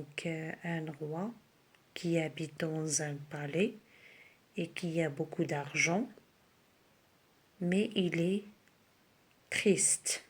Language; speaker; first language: French; non-native, local second language; Arabic